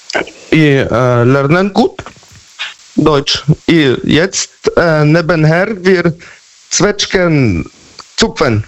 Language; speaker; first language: German; non-native, learner; Polish